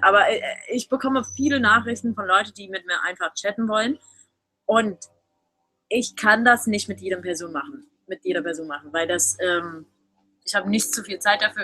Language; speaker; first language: German; non-native, fluent; English